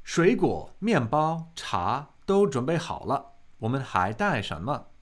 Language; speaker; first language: Chinese; non-native, fluent; English